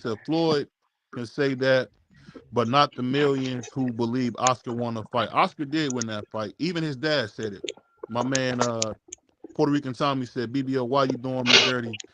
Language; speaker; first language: English; native; English